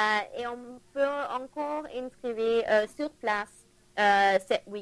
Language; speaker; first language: French; non-native, learner; German